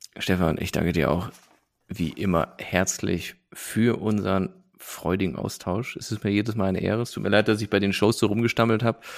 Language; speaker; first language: German; native; German